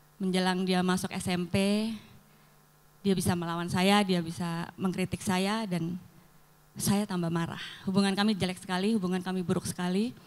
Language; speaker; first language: Indonesian; native; Indonesian